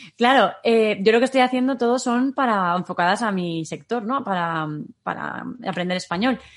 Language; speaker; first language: Spanish; native; Spanish